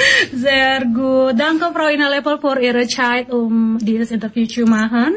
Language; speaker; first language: German; non-native, learner; Indonesian